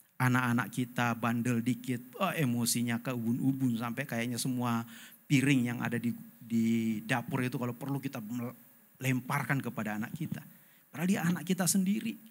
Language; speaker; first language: Indonesian; native; Indonesian